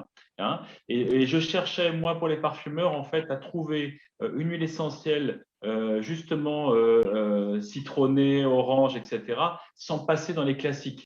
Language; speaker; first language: French; native; French